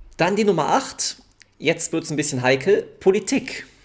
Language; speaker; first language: German; native; German